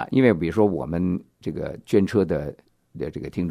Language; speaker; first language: Chinese; native; Chinese